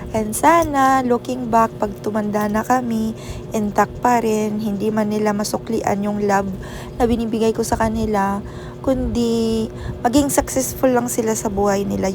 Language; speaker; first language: Filipino; non-native, local second language; Waray